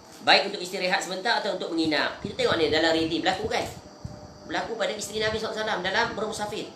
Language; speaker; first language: Malay; native; Malay